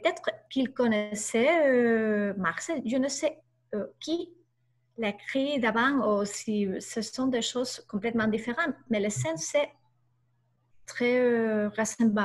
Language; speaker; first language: French; non-native, learner; Spanish